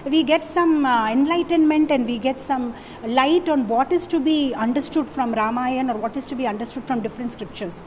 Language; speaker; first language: English; non-native, local second language; Telugu